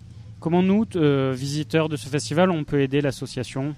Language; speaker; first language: French; native; French